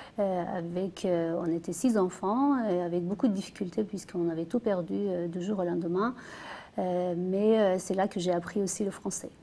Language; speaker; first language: French; non-native, fluent; Azerbaijani